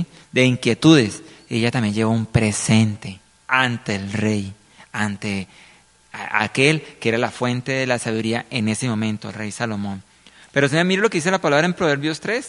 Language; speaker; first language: Spanish; native; Spanish